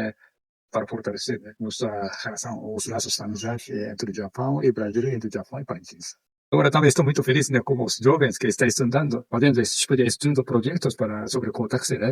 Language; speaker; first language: Portuguese; non-native, fluent; Japanese